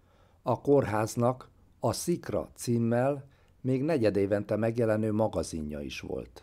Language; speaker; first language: Hungarian; native; Hungarian